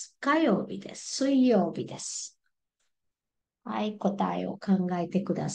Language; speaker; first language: Japanese; non-native, fluent; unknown